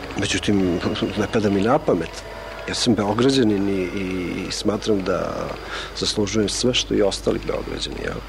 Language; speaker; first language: Serbian; non-native, local second language; Albanian